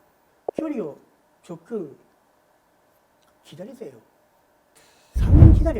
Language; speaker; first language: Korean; non-native, learner; Japanese